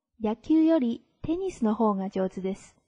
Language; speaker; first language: Japanese; non-native, fluent; Chinese